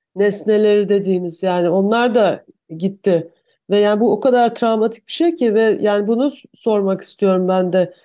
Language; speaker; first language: Turkish; native; Turkish